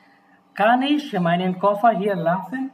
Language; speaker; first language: German; non-native, fluent; Bangla